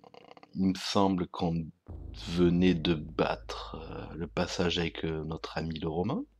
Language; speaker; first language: French; native; French